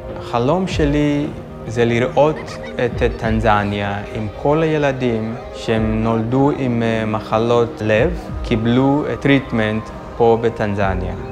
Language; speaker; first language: Hebrew; non-native, fluent; Swahili